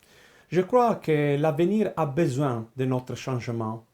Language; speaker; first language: French; non-native, fluent; Italian